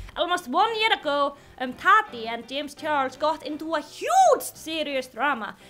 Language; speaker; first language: English; non-native, fluent; Icelandic